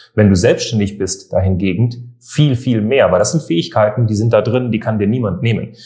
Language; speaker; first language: German; native; German